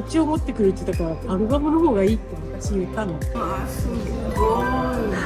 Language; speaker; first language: Japanese; native; Japanese